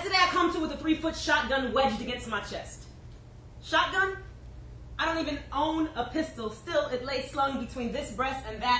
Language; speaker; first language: English; native; English